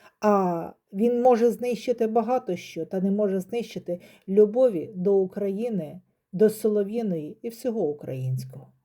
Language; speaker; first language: Ukrainian; native; Ukrainian